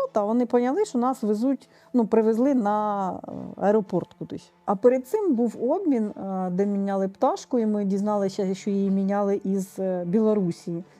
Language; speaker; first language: Ukrainian; native; Ukrainian